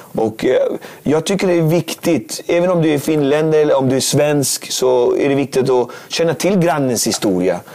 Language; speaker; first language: Swedish; native; Swedish